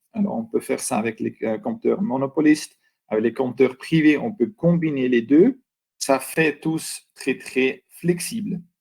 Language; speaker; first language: French; non-native, local second language; German